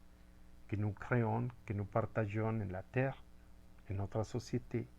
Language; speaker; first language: French; non-native, fluent; Spanish